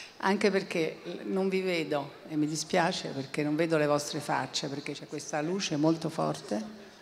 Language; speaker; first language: Italian; native; Italian